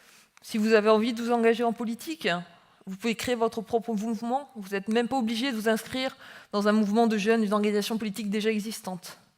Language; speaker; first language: French; native; French